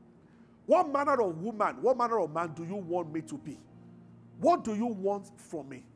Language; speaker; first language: English; non-native, local second language; Yoruba